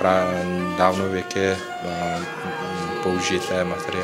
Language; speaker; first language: Czech; non-native, learner; Mongolian